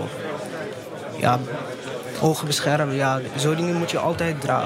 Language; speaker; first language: Dutch; non-native, learner; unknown